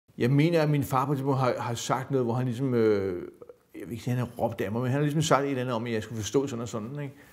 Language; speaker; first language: Danish; native; Danish